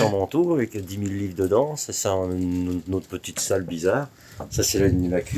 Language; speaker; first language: French; native; French